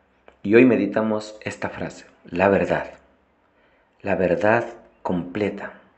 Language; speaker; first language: Spanish; non-native, fluent; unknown